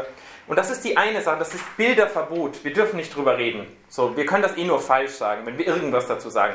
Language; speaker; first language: German; native; German